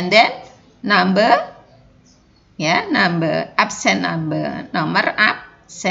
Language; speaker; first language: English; non-native, fluent; Indonesian